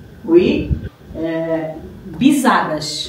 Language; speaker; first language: French; non-native, learner; Portuguese